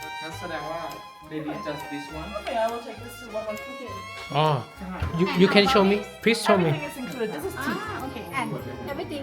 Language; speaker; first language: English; non-native, learner; Thai